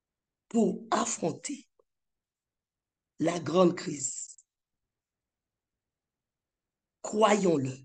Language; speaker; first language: French; native; French